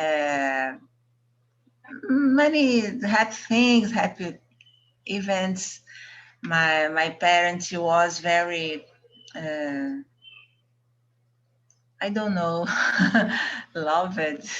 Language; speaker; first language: English; non-native, learner; Portuguese